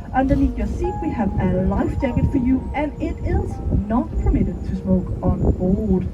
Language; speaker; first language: English; non-native, fluent; Danish